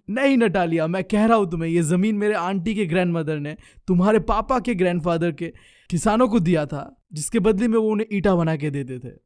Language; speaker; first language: Hindi; non-native, local second language; Bangla